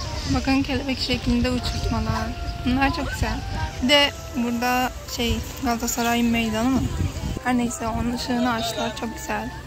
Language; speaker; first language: Turkish; early bilingual, other home language; Arabic